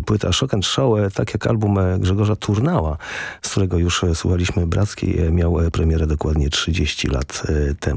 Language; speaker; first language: Polish; native; Polish